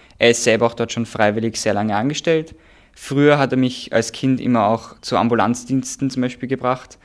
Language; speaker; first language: German; native; German